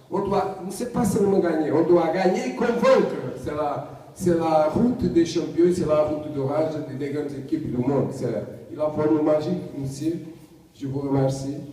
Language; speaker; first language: French; non-native, learner; Portuguese